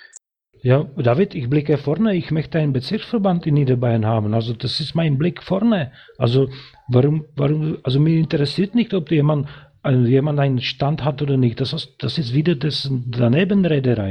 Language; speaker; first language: German; non-native, fluent; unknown